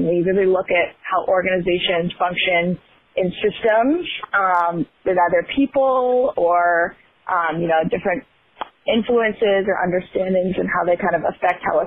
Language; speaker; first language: English; native; English